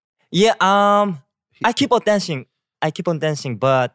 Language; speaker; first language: English; non-native, learner; Korean